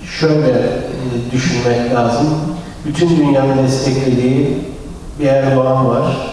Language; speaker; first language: Turkish; native; Turkish